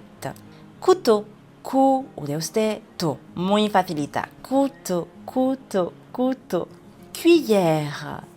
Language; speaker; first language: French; non-native, fluent; Spanish